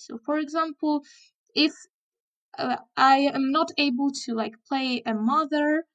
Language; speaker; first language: English; non-native, fluent; Ukrainian